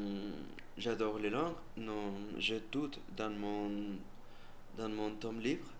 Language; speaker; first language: French; non-native, learner; Spanish